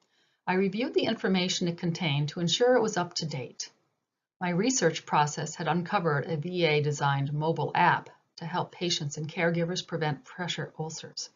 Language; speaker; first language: English; native; English